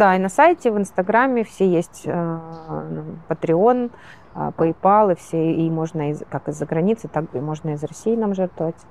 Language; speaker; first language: Russian; native; Russian